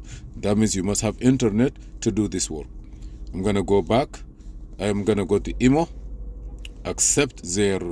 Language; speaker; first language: English; non-native, fluent; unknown